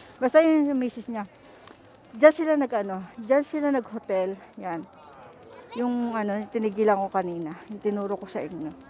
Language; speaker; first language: Filipino; native; Filipino